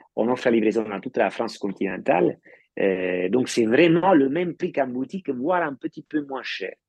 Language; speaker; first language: French; non-native, fluent; Italian